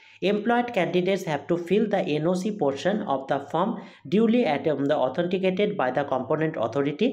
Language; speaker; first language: English; non-native, local second language; Bangla